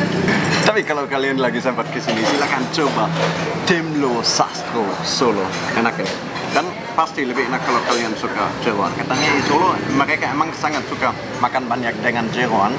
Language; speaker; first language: Indonesian; non-native, fluent; German